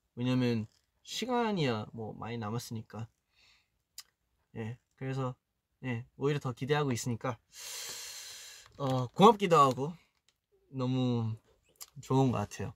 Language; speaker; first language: Korean; early bilingual, heritage; Korean